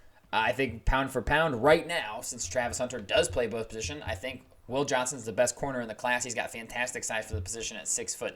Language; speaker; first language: English; native; English